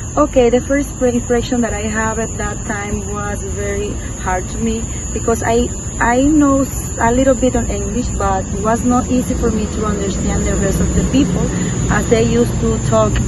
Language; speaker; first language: English; non-native, learner; Spanish